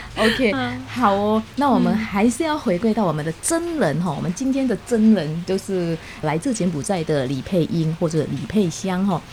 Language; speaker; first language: Chinese; non-native, fluent; Indonesian